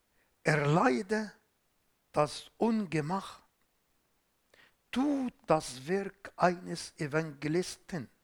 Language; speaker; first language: German; non-native, fluent; Arabic